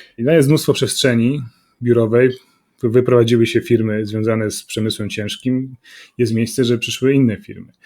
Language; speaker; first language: Polish; native; Polish